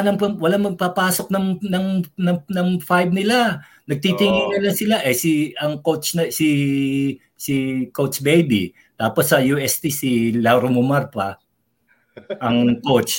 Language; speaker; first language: English; non-native, local second language; Filipino